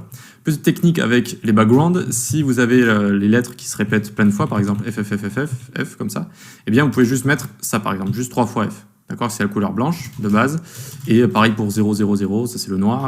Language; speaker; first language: French; native; French